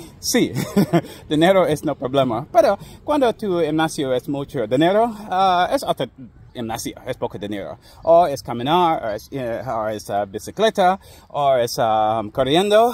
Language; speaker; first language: Spanish; non-native, learner; English